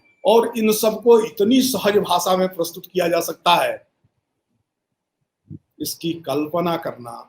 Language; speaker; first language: Hindi; native; Hindi